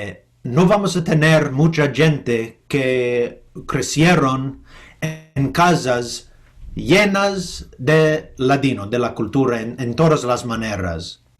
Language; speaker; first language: Spanish; non-native, fluent; English